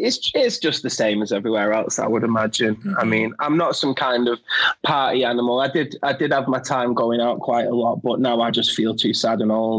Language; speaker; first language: English; native; English